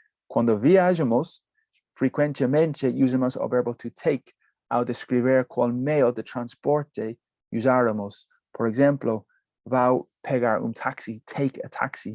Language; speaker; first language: Portuguese; non-native, learner; English